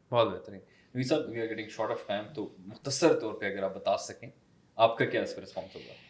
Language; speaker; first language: Urdu; non-native, local second language; Pashto